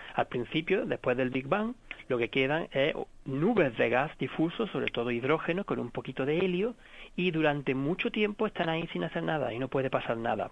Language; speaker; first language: Spanish; native; Spanish